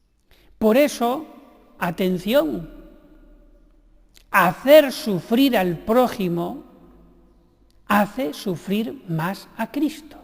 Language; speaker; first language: Spanish; native; Spanish